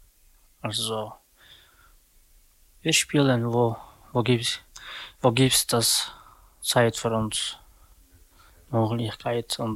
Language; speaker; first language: German; non-native, learner; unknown